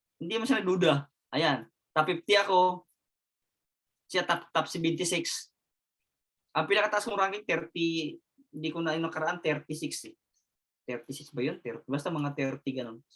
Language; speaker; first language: Filipino; non-native, local second language; Cebuano